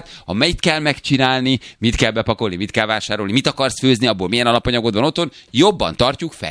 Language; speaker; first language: Hungarian; native; Hungarian